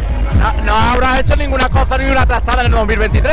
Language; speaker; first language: Spanish; native; Spanish